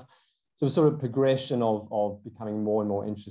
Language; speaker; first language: English; native; English